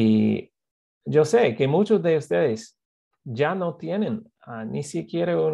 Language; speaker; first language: Spanish; non-native, fluent; English